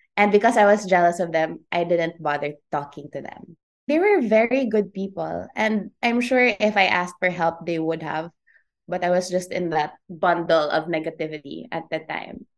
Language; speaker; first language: English; non-native, local second language; Cebuano